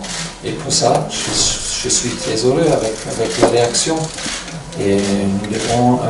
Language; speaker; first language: French; non-native, fluent; German